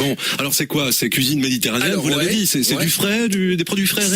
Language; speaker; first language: French; native; French